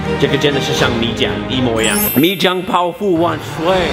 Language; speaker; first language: Chinese; non-native, fluent; English